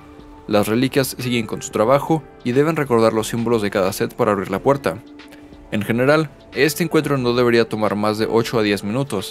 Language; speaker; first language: Spanish; native; Spanish